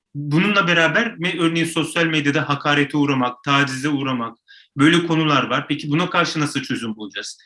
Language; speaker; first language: Turkish; native; Turkish